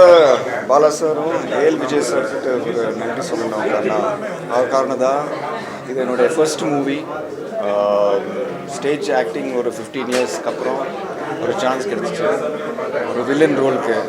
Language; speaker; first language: Tamil; non-native, fluent; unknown